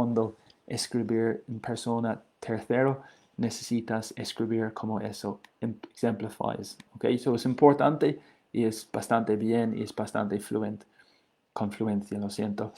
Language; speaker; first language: Spanish; non-native, learner; English